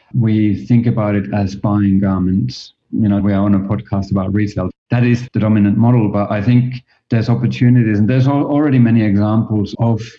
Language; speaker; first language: English; non-native, fluent; Finnish